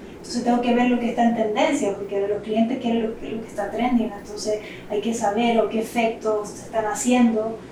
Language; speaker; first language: Spanish; native; Spanish